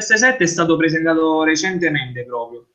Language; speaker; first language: Italian; native; Italian